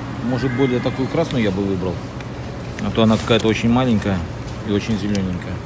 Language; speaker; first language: Russian; native; Russian